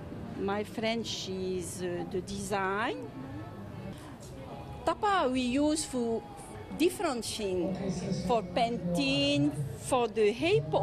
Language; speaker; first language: English; non-native, learner; French